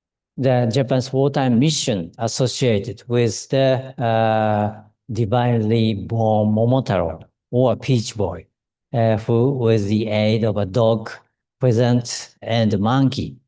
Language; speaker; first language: English; non-native, learner; Japanese